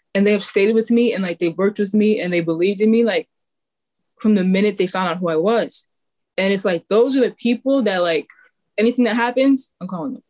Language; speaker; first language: English; native; English